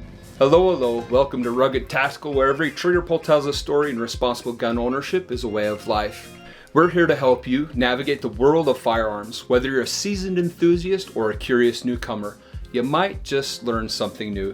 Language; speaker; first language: English; native; English